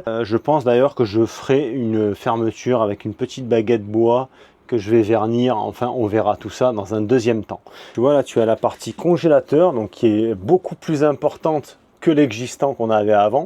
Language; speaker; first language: French; native; French